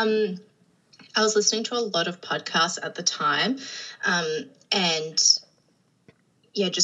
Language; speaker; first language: English; native; English